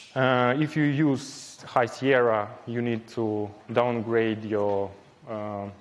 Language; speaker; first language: English; non-native, fluent; Ukrainian